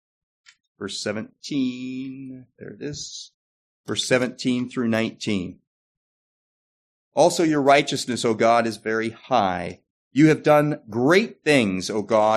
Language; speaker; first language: English; native; English